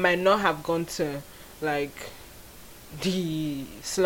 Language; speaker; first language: English; non-native, local second language; Igbo